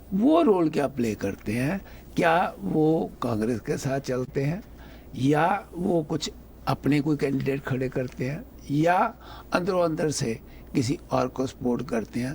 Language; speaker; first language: Urdu; non-native, local second language; Punjabi